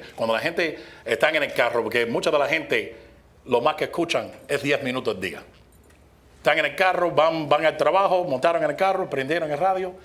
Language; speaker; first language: Spanish; early bilingual, other home language; English